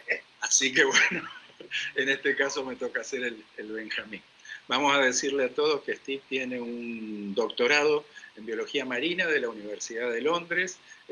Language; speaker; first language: Spanish; native; Spanish